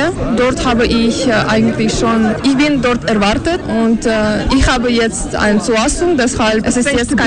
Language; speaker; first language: German; non-native, fluent; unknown